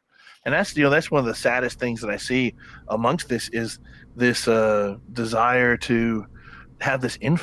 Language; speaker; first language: English; native; English